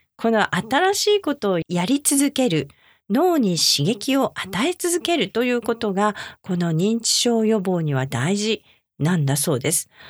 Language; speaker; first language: Japanese; native; Japanese